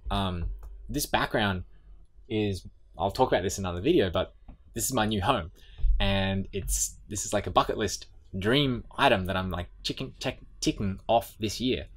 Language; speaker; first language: English; native; English